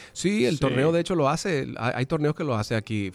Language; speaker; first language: Spanish; native; Spanish